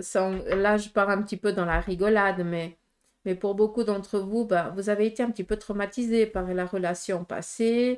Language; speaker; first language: French; native; French